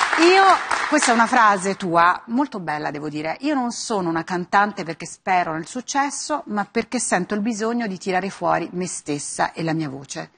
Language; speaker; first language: Italian; native; Italian